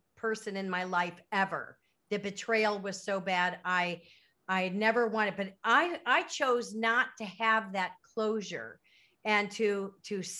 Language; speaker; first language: English; native; English